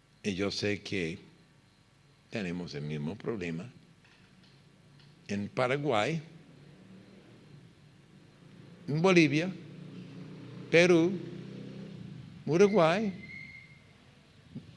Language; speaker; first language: Spanish; non-native, fluent; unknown